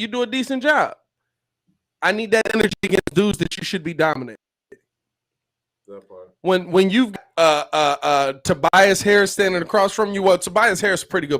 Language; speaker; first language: English; native; English